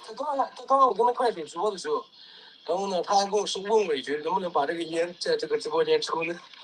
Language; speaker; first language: Chinese; native; Chinese